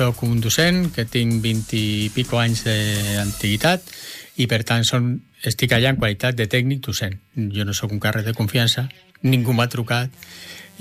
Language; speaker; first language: Catalan; native; Catalan